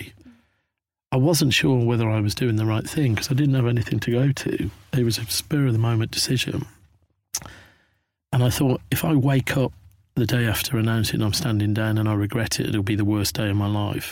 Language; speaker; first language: English; native; English